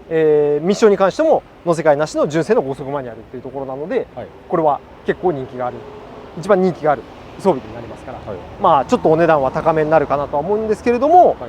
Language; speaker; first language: Japanese; native; Japanese